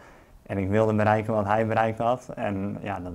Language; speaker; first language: Dutch; native; Dutch